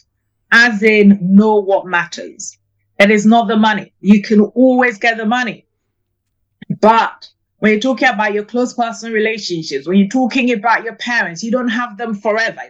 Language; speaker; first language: English; non-native, local second language; Akan